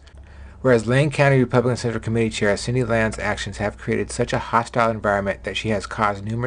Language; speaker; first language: English; native; English